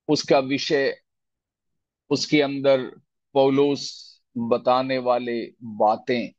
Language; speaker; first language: Hindi; non-native, local second language; Malayalam